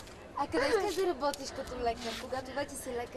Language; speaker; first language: Bulgarian; native; Bulgarian